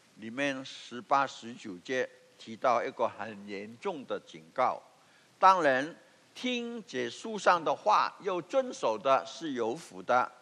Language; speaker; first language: Chinese; non-native, local second language; Cantonese